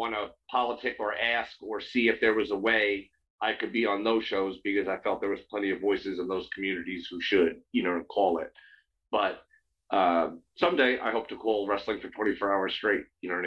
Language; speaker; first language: English; native; English